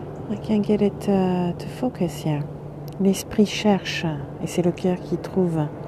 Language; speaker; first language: French; native; French